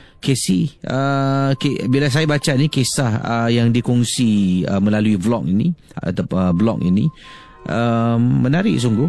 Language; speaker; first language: Malay; native; Malay